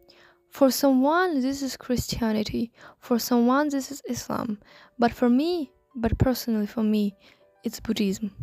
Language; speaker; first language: English; non-native, learner; Russian